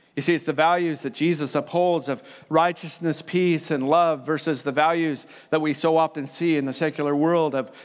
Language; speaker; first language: English; native; English